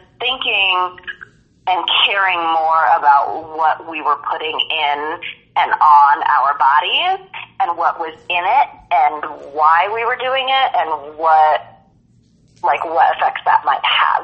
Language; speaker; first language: English; native; English